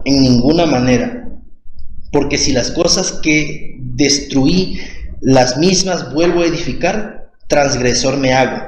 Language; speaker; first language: Spanish; native; Spanish